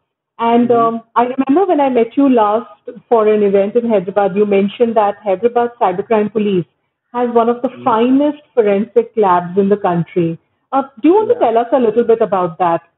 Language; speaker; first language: English; non-native, local second language; Hindi